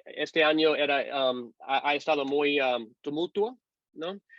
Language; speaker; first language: Spanish; non-native, fluent; English